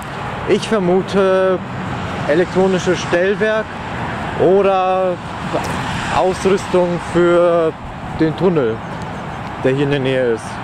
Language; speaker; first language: German; native; German